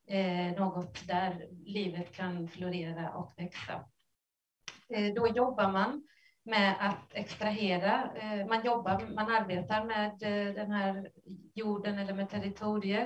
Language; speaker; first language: Swedish; non-native, fluent; Spanish